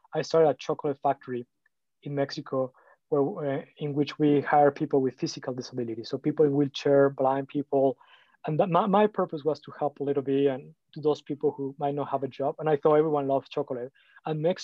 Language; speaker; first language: English; non-native, fluent; Spanish